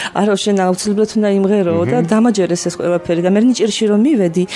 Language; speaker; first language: Georgian; native; Georgian